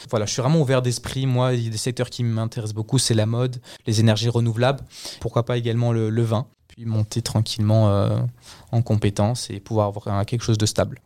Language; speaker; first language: French; early bilingual, other home language; Spanish